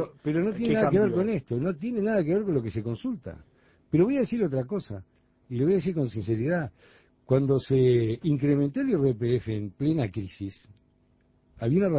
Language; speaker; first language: Spanish; native; Spanish